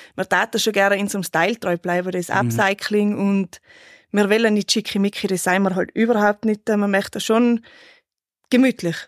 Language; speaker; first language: German; native; German